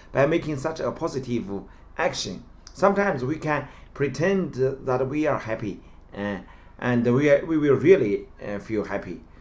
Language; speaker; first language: English; non-native, learner; Chinese